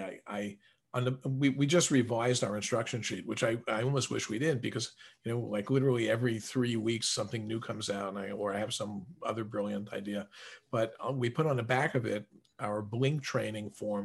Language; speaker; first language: English; native; English